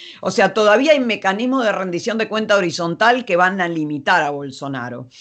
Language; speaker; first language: Spanish; non-native, fluent; Dutch